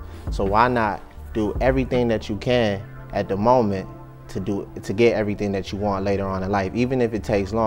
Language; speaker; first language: English; native; English